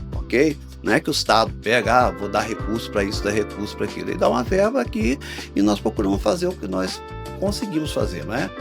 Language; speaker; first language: Portuguese; native; Portuguese